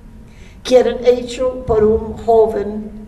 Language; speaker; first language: Spanish; non-native, fluent; English